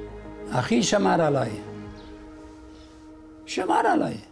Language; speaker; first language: Hebrew; non-native, fluent; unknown